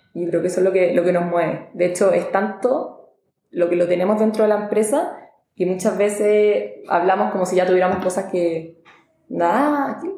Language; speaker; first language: Spanish; native; Spanish